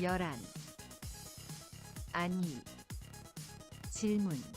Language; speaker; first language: Korean; non-native, learner; English